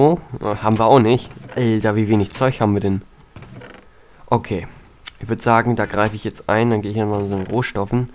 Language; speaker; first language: German; native; German